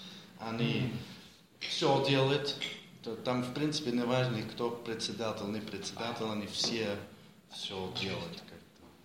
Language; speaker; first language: Russian; non-native, learner; Dutch